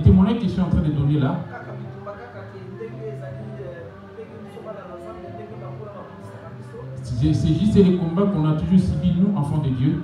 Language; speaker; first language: French; non-native, local second language; Lingala